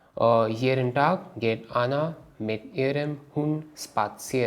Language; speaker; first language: German; non-native, learner; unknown